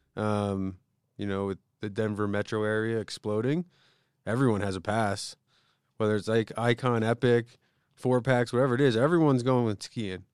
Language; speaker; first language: English; native; English